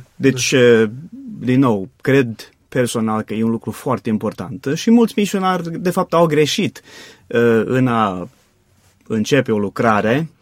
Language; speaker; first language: Romanian; non-native, fluent; English